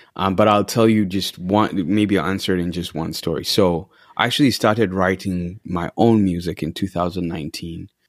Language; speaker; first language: English; non-native, local second language; Ganda